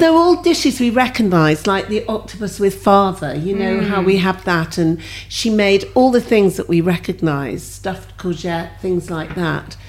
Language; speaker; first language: English; native; English